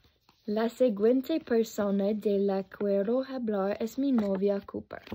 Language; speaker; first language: Spanish; non-native, learner; English